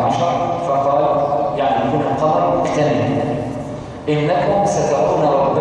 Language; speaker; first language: Arabic; native; Arabic